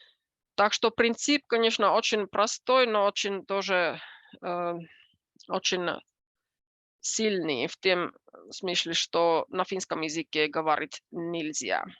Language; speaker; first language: Russian; non-native, fluent; Finnish